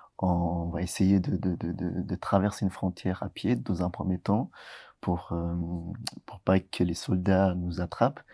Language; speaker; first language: French; early bilingual, other home language; Tigrinya